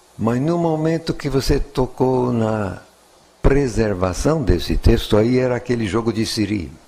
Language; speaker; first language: Portuguese; non-native, fluent; English